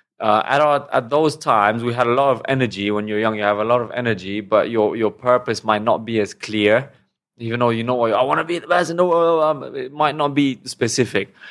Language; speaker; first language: English; non-native, fluent; Romanian